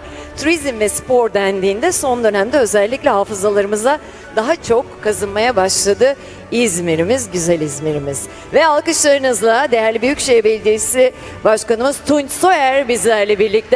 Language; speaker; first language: Turkish; native; Turkish